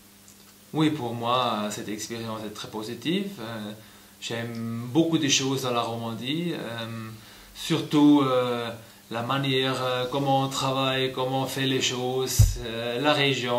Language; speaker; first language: French; non-native, local second language; German